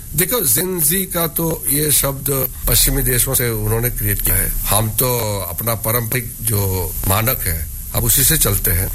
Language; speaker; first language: Hindi; non-native, local second language; Odia